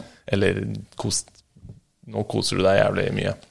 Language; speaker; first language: Norwegian; native; Norwegian